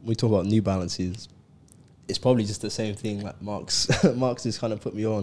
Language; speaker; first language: English; native; English